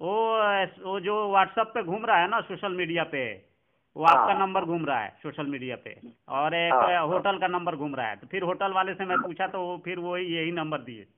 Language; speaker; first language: Hindi; native; Hindi